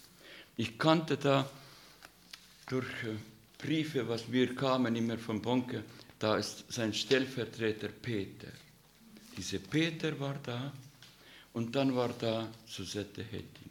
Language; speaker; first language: German; non-native, fluent; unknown